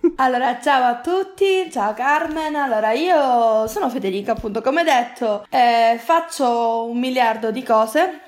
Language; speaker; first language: Italian; native; Italian